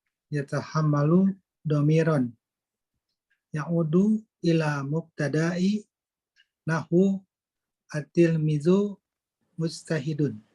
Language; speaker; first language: Arabic; non-native, learner; Indonesian